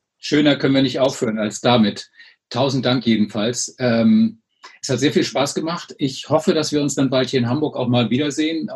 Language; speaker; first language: German; native; German